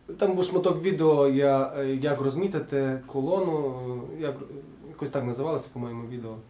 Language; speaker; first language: Ukrainian; native; Ukrainian